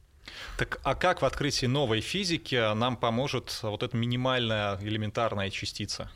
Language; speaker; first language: Russian; native; Russian